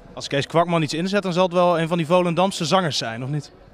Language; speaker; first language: Dutch; native; Dutch